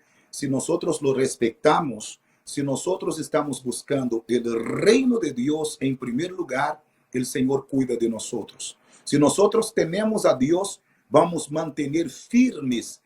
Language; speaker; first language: Spanish; non-native, fluent; Portuguese